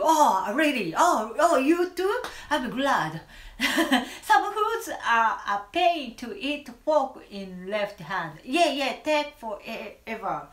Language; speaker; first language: English; non-native, learner; Japanese